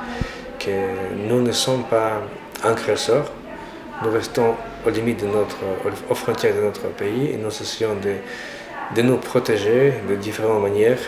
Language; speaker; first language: French; non-native, fluent; Ukrainian